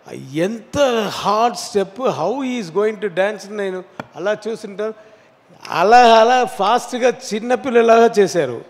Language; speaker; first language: Telugu; non-native, learner; Tamil